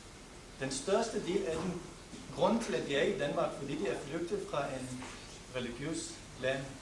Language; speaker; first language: Danish; non-native, local second language; Arabic